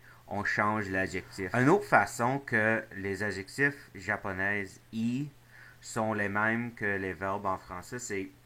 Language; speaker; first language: French; non-native, fluent; English